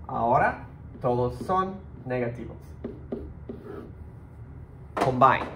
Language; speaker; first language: Spanish; early bilingual, heritage; Spanish